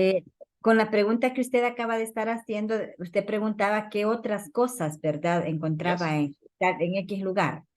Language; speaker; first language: Spanish; native; Spanish